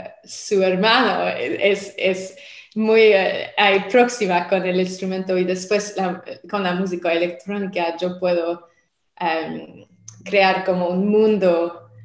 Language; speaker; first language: Spanish; non-native, learner; French